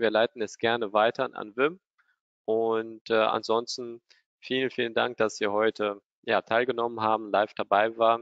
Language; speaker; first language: German; native; German